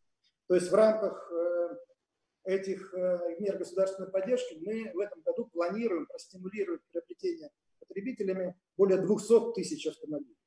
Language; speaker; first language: Russian; native; Russian